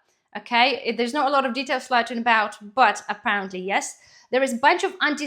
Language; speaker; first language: English; non-native, fluent; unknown